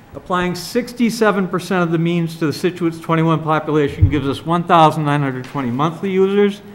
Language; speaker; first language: English; native; English